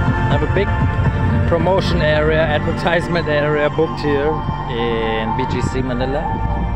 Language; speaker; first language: English; non-native, fluent; German